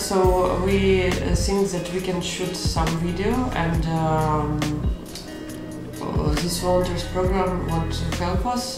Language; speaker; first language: English; non-native, learner; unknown